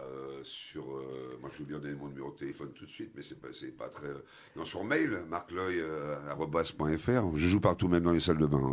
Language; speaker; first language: French; native; French